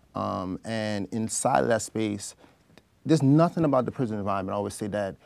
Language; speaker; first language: English; native; English